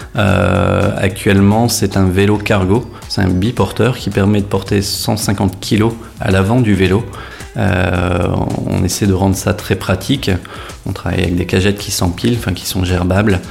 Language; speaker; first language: French; native; French